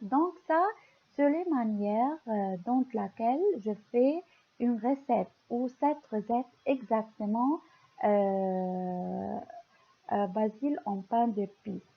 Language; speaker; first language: French; non-native, local second language; Arabic